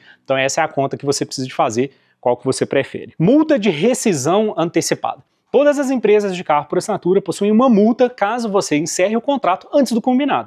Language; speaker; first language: Portuguese; native; Portuguese